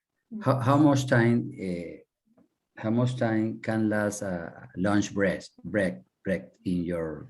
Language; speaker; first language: English; non-native, learner; Spanish